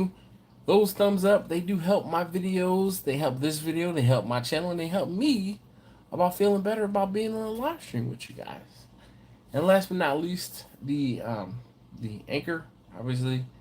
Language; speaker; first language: English; native; English